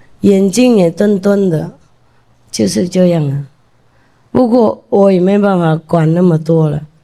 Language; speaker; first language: Chinese; non-native, fluent; Vietnamese